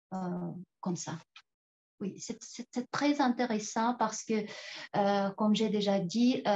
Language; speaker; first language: French; non-native, fluent; Tuvinian